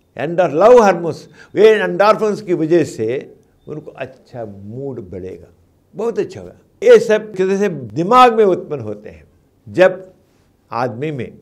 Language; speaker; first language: Hindi; non-native, local second language; Telugu